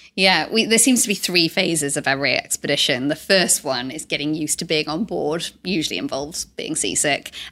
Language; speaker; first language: English; native; English